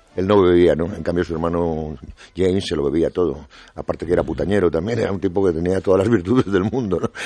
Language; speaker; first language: Spanish; native; Spanish